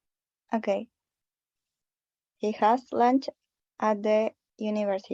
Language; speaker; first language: English; non-native, learner; Spanish